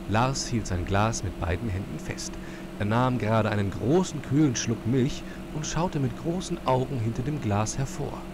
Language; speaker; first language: German; native; German